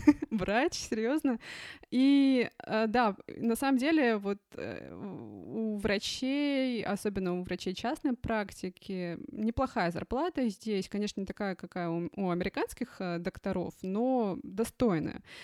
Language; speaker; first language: Russian; native; Russian